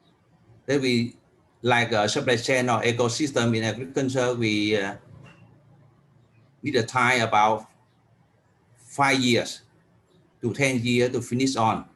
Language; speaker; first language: English; non-native, learner; Vietnamese